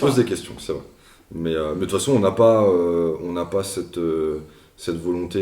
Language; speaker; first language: French; native; French